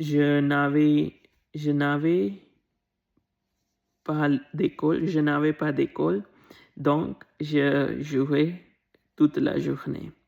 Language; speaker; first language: French; non-native, learner; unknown